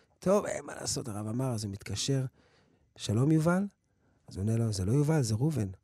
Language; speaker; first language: Hebrew; early bilingual, other home language; English